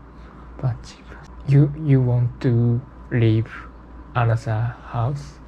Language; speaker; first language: English; non-native, learner; Japanese